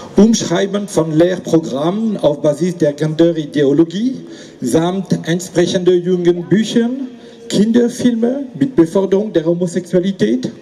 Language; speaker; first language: German; non-native, fluent; French